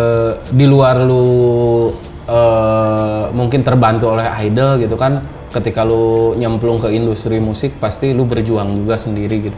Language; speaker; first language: Indonesian; native; Indonesian